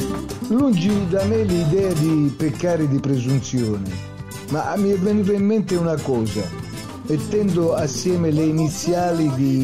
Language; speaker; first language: Italian; native; Italian